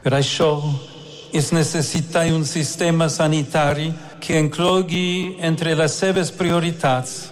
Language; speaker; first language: Catalan; non-native, learner; English